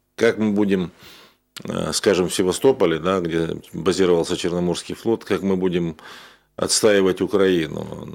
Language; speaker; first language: Russian; native; Russian